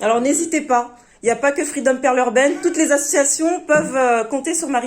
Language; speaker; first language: French; native; French